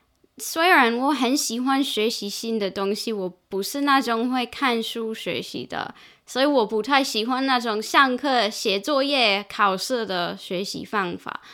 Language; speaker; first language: Chinese; non-native, fluent; English